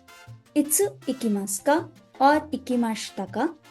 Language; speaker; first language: Japanese; non-native, fluent; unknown